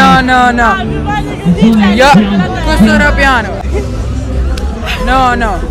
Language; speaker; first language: Italian; non-native, learner; Punjabi